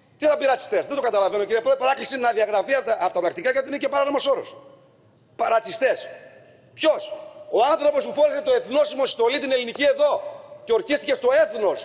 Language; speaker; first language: Greek; early bilingual, heritage; Greek